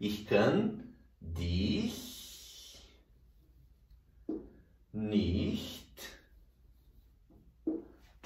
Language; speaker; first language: German; non-native, fluent; Portuguese